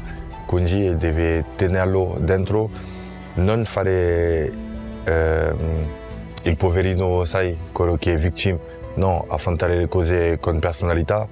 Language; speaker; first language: Italian; non-native, fluent; French